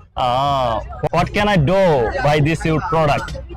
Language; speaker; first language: English; non-native, local second language; Bangla